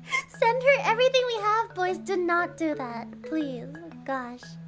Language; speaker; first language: English; native; English